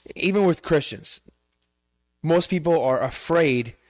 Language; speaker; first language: English; non-native, fluent; Spanish